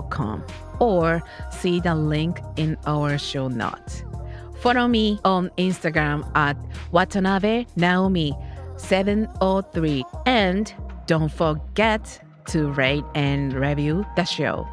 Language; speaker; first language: English; non-native, learner; Japanese